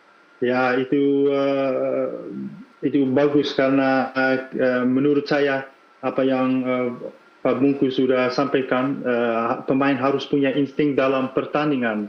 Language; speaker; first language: Indonesian; non-native, fluent; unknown